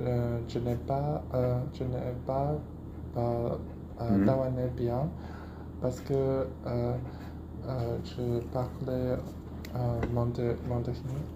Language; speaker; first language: French; non-native, learner; Chinese